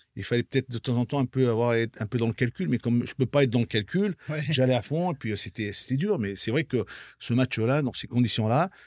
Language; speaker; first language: French; native; French